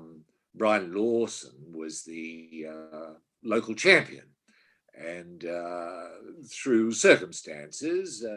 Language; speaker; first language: English; native; English